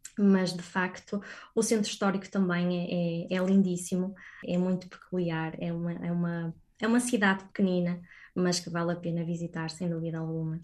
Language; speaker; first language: Portuguese; native; Portuguese